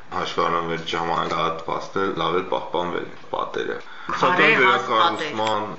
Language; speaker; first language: Armenian; native; Armenian